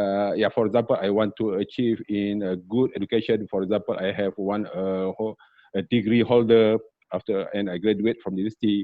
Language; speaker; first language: English; non-native, learner; Malay